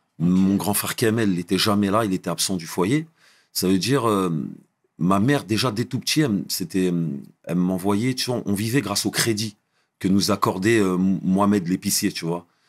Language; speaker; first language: French; early bilingual, other home language; Arabic